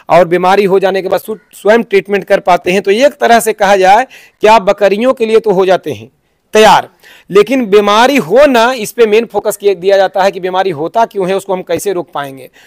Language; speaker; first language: Hindi; native; Hindi